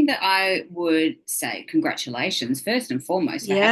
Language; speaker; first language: English; native; English